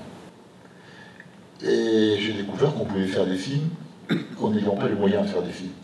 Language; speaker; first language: French; native; French